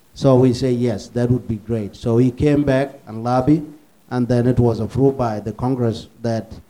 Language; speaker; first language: English; early bilingual, other home language; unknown